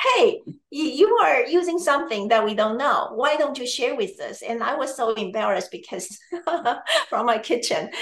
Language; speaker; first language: English; non-native, fluent; Chinese